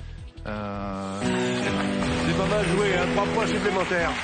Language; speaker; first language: French; native; French